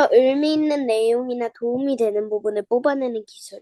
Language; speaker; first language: Korean; native; Korean